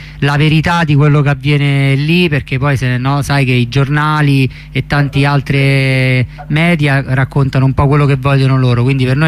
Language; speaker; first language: Italian; native; Italian